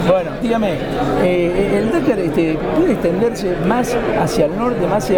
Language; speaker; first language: Spanish; native; Spanish